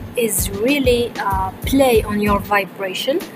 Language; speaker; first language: English; non-native, fluent; Arabic